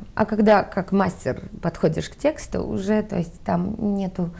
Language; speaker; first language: Russian; non-native, local second language; Armenian